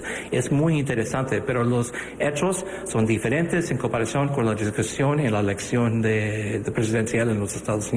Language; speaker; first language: Spanish; early bilingual, other home language; English